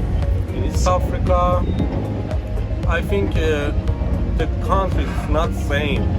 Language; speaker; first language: English; non-native, learner; Persian